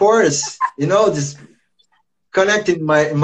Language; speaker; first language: English; non-native, learner; Portuguese